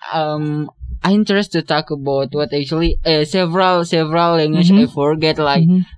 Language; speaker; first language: English; non-native, learner; Buginese